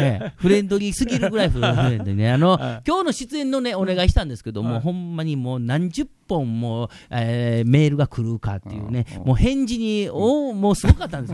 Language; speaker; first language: Japanese; native; Japanese